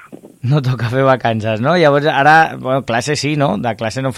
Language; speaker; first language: Catalan; native; Catalan